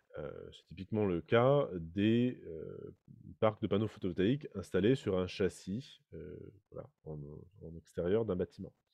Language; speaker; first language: French; native; French